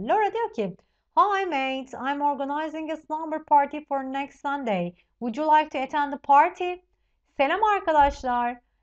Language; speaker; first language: English; non-native, fluent; Turkish